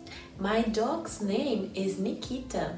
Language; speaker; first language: English; non-native, fluent; Portuguese